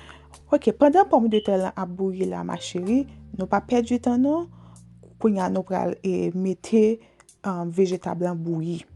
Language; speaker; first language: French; non-native, local second language; Haitian Creole